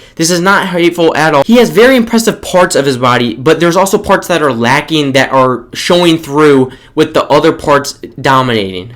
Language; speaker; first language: English; native; English